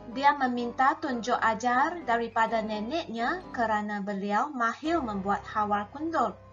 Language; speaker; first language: Malay; non-native, local second language; Chinese